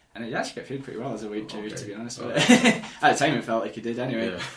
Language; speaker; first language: English; native; English